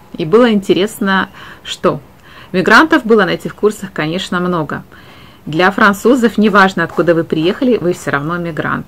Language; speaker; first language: Russian; native; Russian